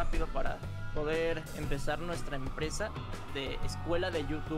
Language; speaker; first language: Spanish; native; Spanish